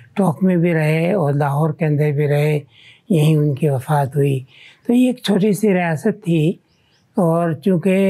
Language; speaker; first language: Urdu; native; Urdu